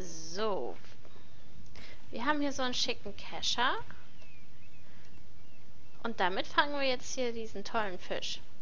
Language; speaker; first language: German; native; German